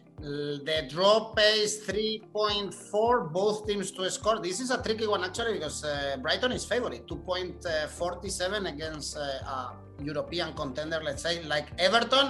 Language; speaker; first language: English; non-native, fluent; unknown